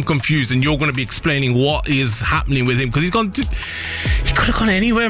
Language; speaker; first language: English; native; English